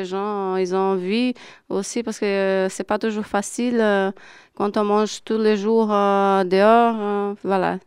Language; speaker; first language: French; non-native, fluent; Portuguese